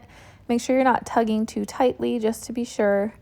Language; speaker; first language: English; native; English